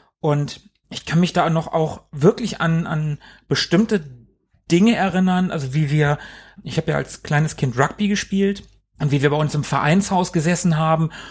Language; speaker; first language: German; native; German